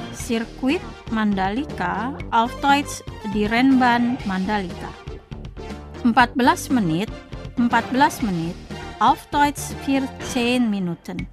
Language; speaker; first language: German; non-native, fluent; Indonesian